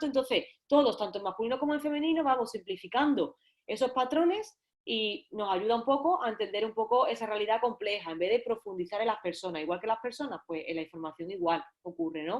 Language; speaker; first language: Spanish; native; Spanish